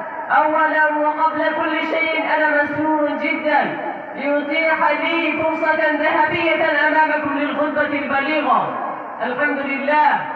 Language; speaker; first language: Arabic; non-native, learner; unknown